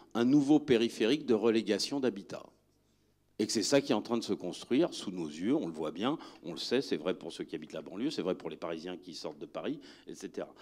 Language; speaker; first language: French; native; French